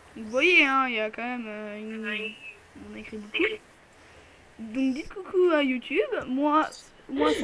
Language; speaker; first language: French; native; French